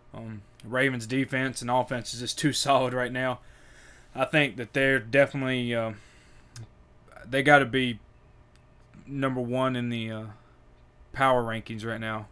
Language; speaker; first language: English; native; English